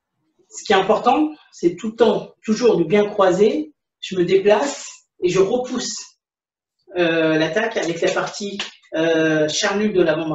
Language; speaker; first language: French; native; French